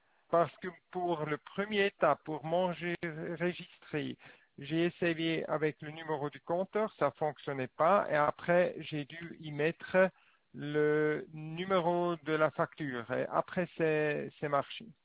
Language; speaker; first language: French; non-native, learner; Swiss German